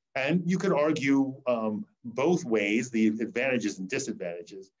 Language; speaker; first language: English; native; English